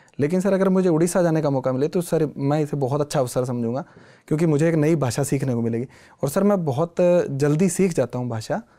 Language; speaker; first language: Hindi; native; Hindi